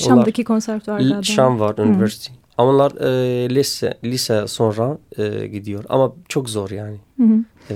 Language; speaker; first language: Turkish; non-native, learner; Kurdish